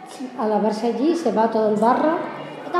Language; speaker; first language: Spanish; native; Spanish